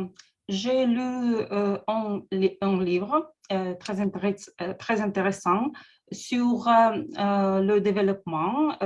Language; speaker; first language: French; non-native, learner; Russian